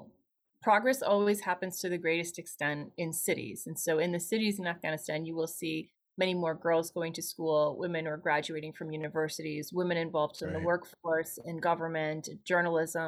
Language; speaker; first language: English; native; English